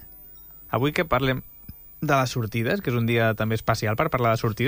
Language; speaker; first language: Catalan; native; Catalan